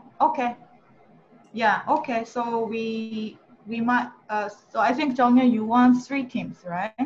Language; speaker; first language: English; non-native, fluent; Korean